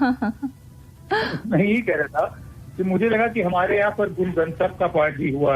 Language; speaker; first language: Hindi; native; Hindi